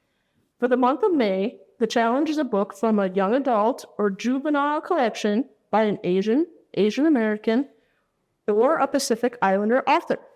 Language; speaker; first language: English; native; English